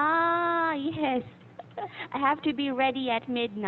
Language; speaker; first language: English; non-native, fluent; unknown